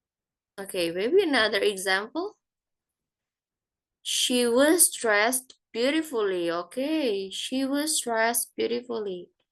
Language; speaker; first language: English; non-native, fluent; Indonesian